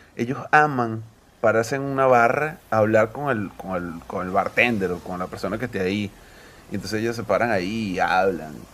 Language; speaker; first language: Spanish; native; Spanish